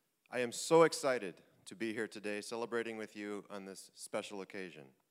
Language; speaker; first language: English; native; English